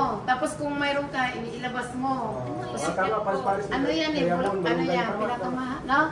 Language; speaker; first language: Filipino; native; Filipino